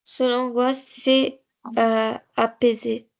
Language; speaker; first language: French; non-native, learner; Arabic